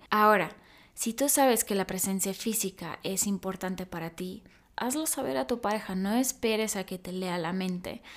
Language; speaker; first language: Spanish; early bilingual, other home language; Russian